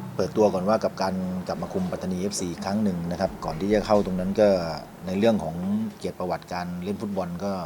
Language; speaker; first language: Thai; native; Thai